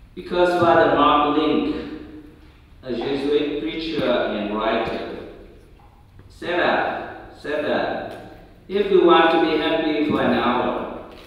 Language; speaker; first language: English; non-native, fluent; Vietnamese